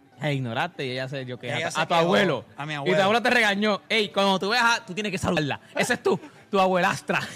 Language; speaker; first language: Spanish; native; Spanish